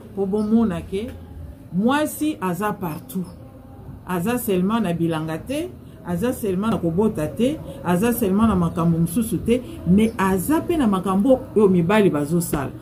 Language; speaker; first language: Lingala; non-native, local second language; Luba-Lulua